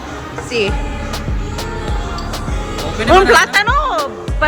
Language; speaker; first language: Spanish; non-native, learner; English